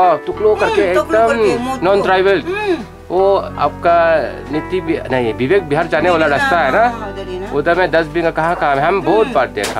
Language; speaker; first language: Hindi; non-native, local second language; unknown